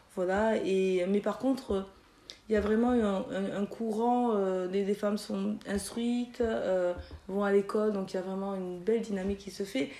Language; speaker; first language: French; native; French